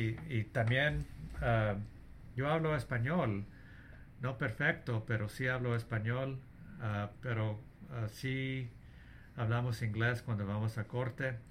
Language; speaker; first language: Spanish; early bilingual, heritage; English